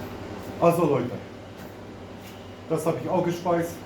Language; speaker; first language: German; non-native, local second language; Polish